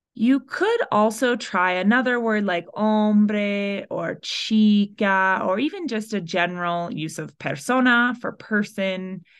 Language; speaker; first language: English; early bilingual, other home language; Spanish